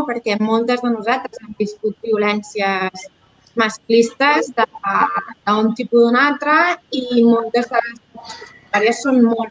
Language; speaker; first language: Catalan; native; Catalan